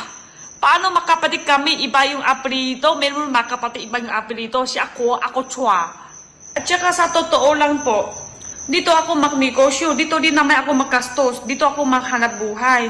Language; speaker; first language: Filipino; non-native, learner; Chinese